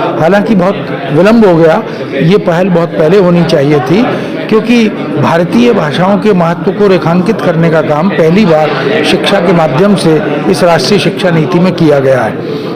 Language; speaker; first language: Hindi; native; Hindi